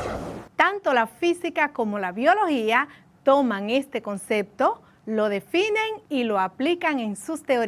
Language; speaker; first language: Spanish; native; Spanish